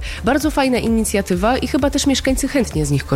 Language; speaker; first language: Polish; native; Polish